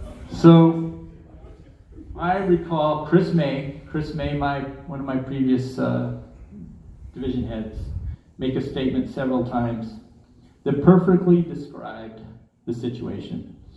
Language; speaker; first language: English; native; English